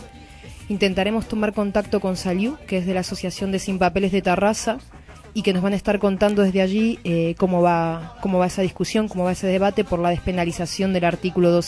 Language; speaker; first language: Spanish; native; Spanish